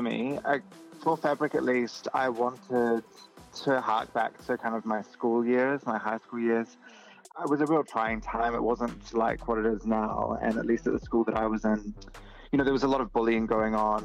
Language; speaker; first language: English; native; English